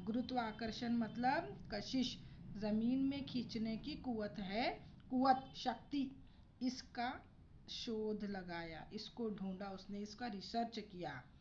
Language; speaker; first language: Hindi; non-native, local second language; Marathi